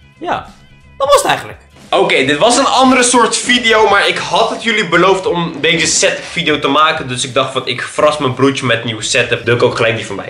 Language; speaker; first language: Dutch; native; Dutch